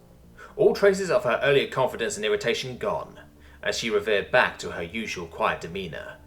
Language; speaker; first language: English; native; English